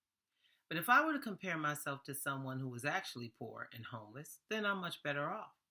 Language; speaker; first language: English; native; English